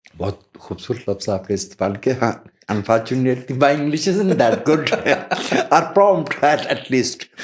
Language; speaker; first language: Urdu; non-native, local second language; Punjabi